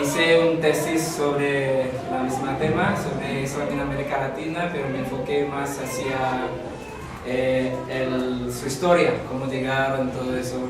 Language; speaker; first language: Spanish; non-native, fluent; Javanese